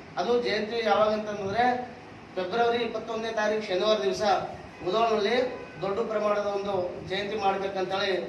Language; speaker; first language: Kannada; non-native, local second language; Lambadi